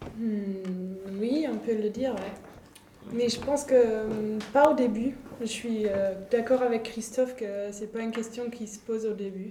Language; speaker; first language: French; native; French